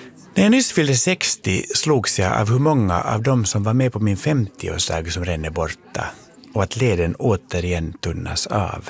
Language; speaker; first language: Swedish; native; Swedish